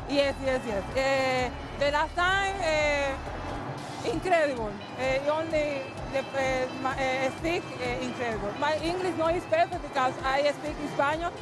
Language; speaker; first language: English; non-native, learner; Spanish